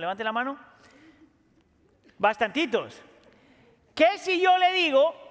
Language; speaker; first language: Spanish; native; Spanish